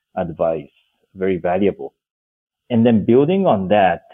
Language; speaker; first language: English; non-native, fluent; Japanese